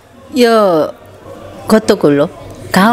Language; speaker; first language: Nepali; non-native, learner; Korean